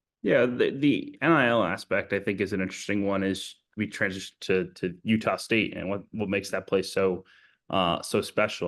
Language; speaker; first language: English; native; English